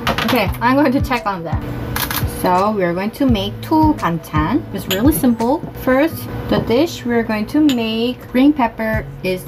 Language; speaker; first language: English; non-native, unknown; Korean